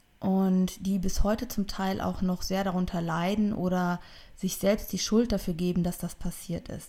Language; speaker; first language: German; native; German